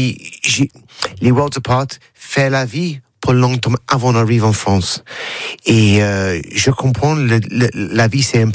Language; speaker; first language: French; non-native, learner; English